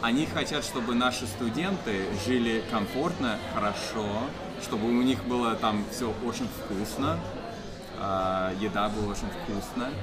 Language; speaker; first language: Russian; non-native, fluent; English